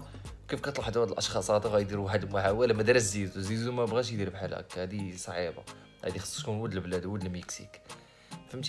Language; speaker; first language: Arabic; native; Arabic